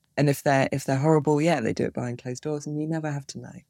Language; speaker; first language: English; native; English